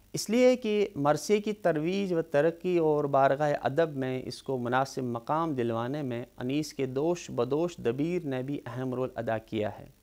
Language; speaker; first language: Urdu; non-native, local second language; Kashmiri